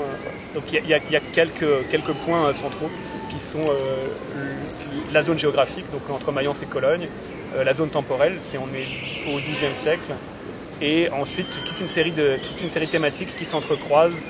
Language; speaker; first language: French; native; French